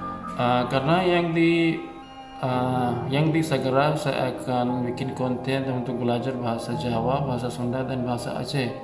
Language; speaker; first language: Indonesian; non-native, learner; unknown